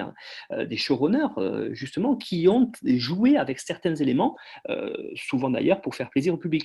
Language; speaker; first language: French; native; French